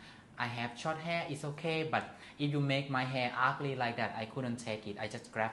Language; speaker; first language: English; non-native, learner; Thai